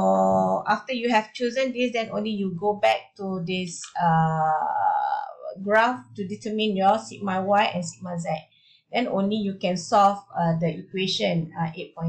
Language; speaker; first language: English; non-native, local second language; Malay